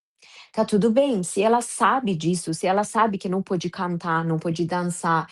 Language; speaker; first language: Portuguese; non-native, fluent; Persian